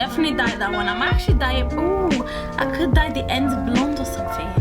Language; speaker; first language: English; native; English